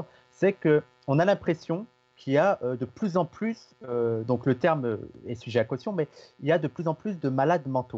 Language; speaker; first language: French; native; French